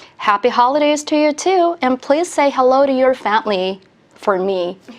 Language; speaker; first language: English; non-native, fluent; Korean